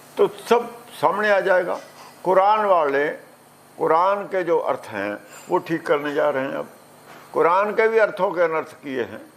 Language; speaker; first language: Hindi; non-native, local second language; Punjabi